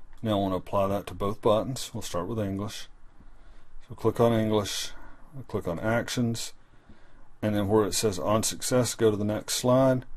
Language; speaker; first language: English; native; English